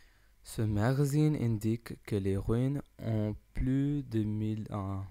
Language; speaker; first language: French; non-native, learner; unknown